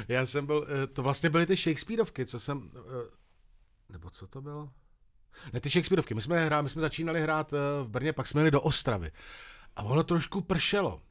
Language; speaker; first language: Czech; native; Czech